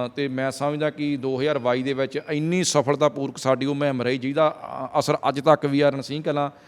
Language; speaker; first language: Punjabi; native; Punjabi